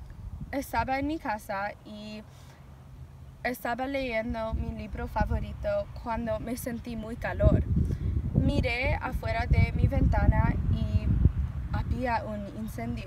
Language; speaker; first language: Spanish; non-native, learner; English